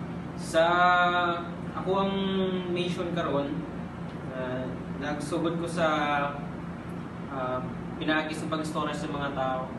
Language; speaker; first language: Cebuano; non-native, local second language; Filipino